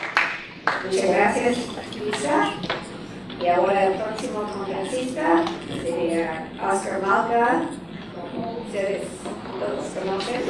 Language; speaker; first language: Spanish; non-native, fluent; English